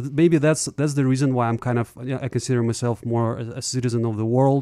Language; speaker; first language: English; non-native, fluent; Russian